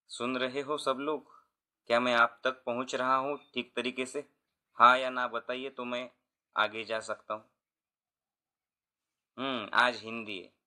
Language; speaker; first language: Hindi; non-native, local second language; Marathi